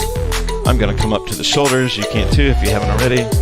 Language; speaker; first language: English; native; English